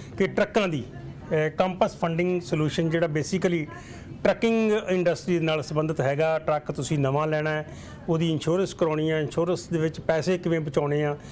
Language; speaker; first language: Punjabi; native; Punjabi